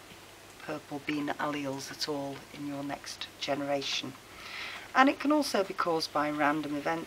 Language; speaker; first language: English; native; English